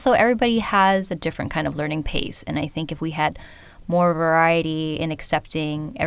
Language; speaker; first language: English; early bilingual, other home language; Khmer